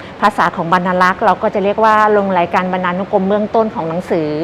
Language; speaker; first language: Thai; native; Thai